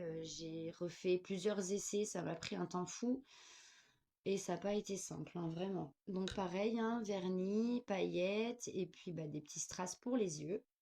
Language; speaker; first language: French; native; French